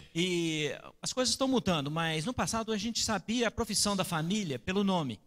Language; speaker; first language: Portuguese; native; Portuguese